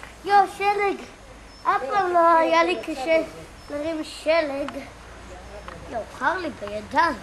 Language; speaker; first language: Hebrew; early bilingual, heritage; Hebrew